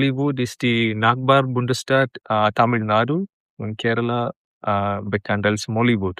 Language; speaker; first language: German; non-native, learner; Malayalam